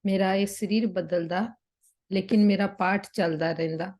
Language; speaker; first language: Hindi; non-native, local second language; Punjabi